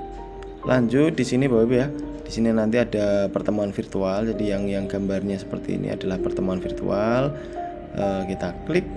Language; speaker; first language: Indonesian; native; Indonesian